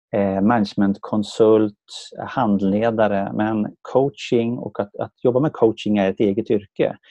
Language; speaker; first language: Swedish; native; Swedish